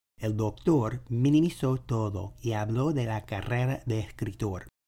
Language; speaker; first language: Spanish; non-native, fluent; English